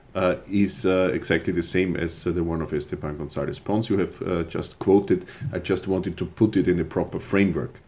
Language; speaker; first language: English; non-native, fluent; German